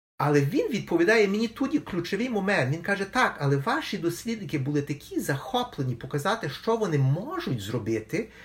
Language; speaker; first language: Ukrainian; early bilingual, heritage; Ukrainian